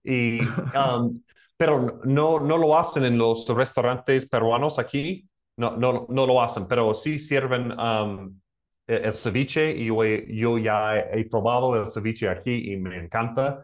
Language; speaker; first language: Spanish; non-native, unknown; English